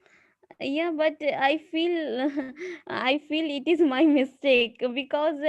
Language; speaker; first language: English; non-native, learner; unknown